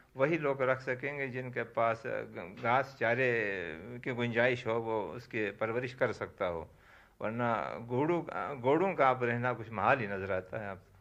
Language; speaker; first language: Urdu; non-native, local second language; Balti